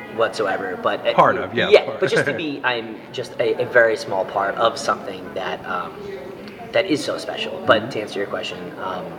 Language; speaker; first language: English; native; English